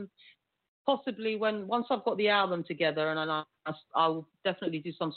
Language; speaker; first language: English; early bilingual, other home language; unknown